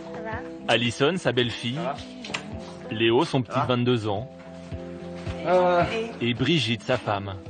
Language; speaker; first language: French; native; French